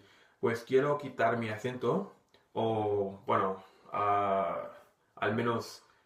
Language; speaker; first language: Spanish; non-native, fluent; English